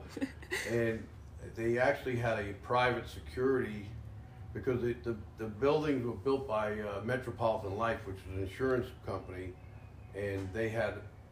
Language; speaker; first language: English; native; English